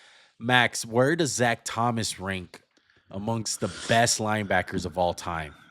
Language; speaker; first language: English; native; English